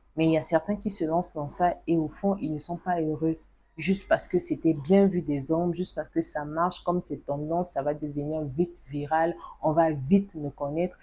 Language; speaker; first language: French; non-native, local second language; Lingala